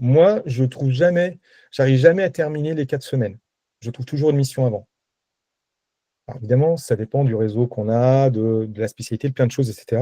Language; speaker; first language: French; native; French